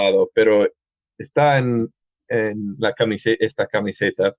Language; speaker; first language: Spanish; non-native, fluent; English